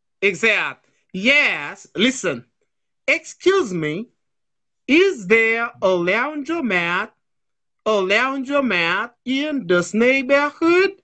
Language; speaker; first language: English; non-native, fluent; Haitian Creole